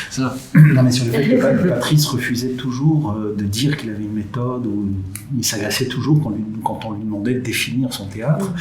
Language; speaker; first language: French; native; French